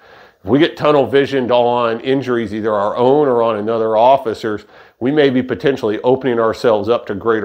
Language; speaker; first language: English; native; English